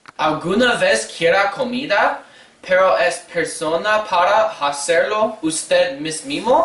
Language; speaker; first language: Spanish; non-native, learner; English